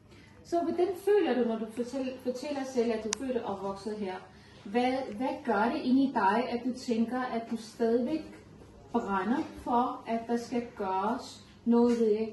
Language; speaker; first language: Danish; non-native, fluent; Urdu